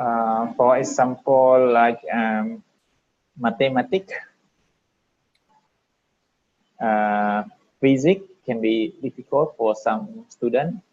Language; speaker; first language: English; non-native, learner; Vietnamese